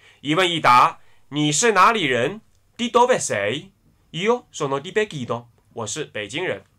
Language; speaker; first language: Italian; non-native, fluent; Chinese